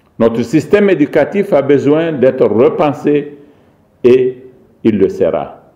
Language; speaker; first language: French; non-native, local second language; Arabic